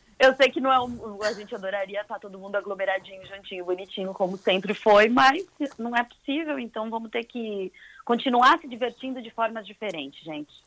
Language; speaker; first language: Portuguese; native; Portuguese